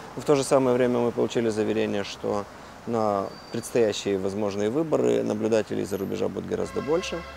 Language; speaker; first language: Russian; non-native, local second language; Romanian